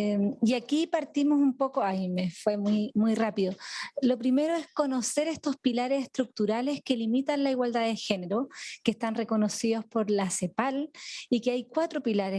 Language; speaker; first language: Spanish; native; Spanish